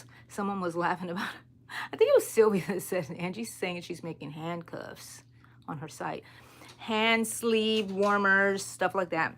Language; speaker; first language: English; native; English